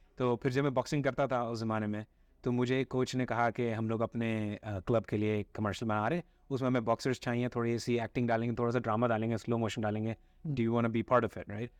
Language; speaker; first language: Urdu; native; Urdu